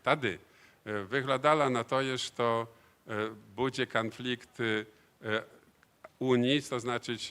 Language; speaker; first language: Polish; non-native, learner; Belarusian